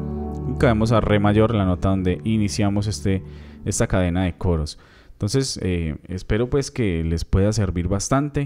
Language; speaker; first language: Spanish; native; Spanish